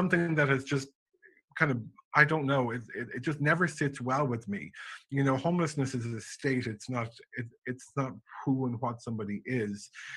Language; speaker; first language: English; native; English